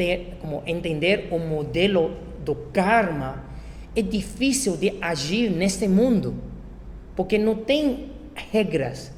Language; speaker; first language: Portuguese; non-native, fluent; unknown